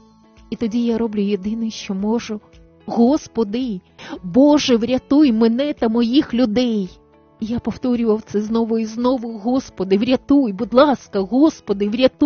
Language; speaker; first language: Ukrainian; native; Ukrainian